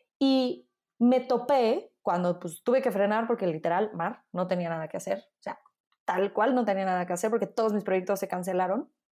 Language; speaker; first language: Spanish; native; Spanish